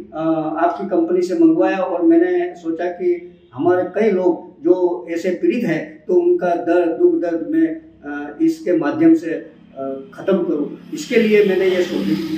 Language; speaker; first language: Hindi; non-native, local second language; Gujarati